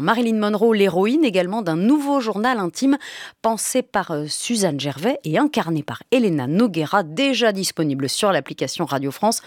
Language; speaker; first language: French; native; French